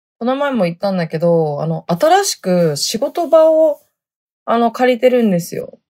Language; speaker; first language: Japanese; native; Japanese